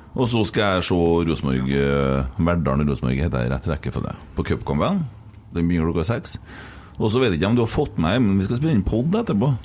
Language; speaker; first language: Norwegian; native; Norwegian